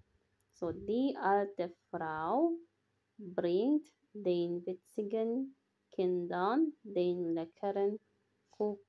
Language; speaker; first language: German; non-native, fluent; Filipino